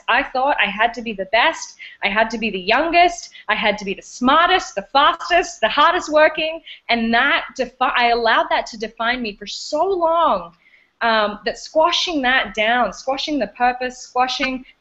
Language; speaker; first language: English; native; English